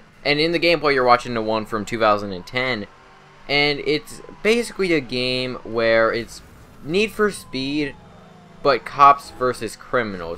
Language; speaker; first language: English; native; English